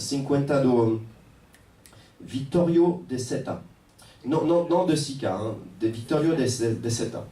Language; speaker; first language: Portuguese; non-native, fluent; French